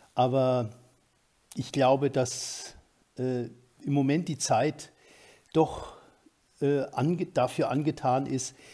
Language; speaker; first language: German; native; German